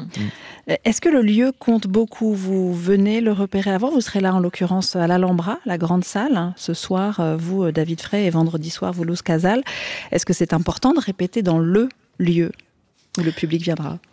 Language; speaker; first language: French; native; French